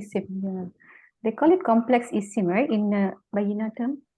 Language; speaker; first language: English; non-native, local second language; Malay